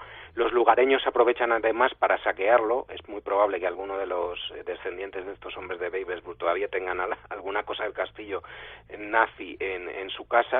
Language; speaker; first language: Spanish; native; Spanish